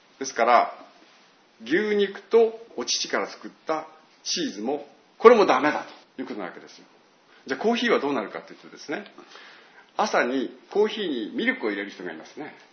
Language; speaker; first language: Japanese; native; Japanese